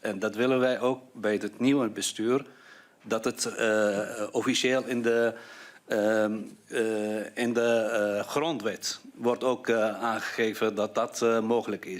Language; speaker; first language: Dutch; non-native, fluent; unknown